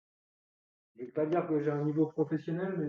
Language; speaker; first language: French; native; French